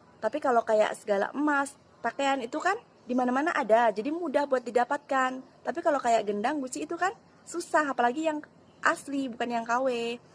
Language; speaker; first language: Indonesian; non-native, local second language; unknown